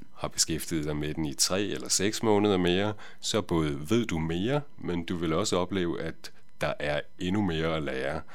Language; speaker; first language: Danish; native; Danish